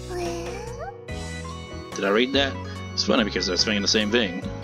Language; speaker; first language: English; native; English